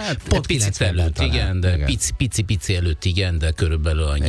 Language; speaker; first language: Hungarian; non-native, fluent; Italian